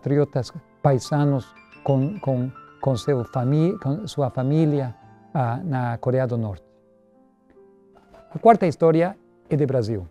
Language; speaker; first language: Spanish; non-native, learner; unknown